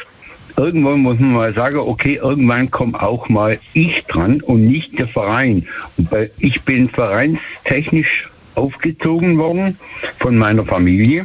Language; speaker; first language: German; native; German